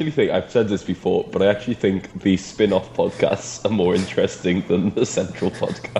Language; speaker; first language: English; native; English